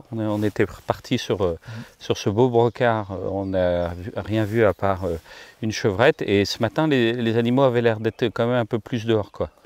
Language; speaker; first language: French; native; French